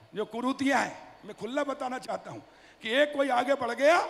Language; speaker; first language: Hindi; native; Hindi